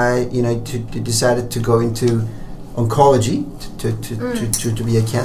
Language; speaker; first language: English; non-native, fluent; Turkish